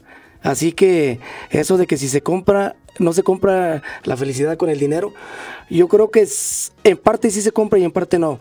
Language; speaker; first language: Spanish; native; Spanish